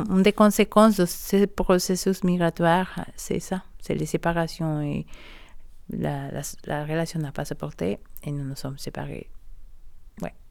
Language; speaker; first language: French; non-native, learner; Spanish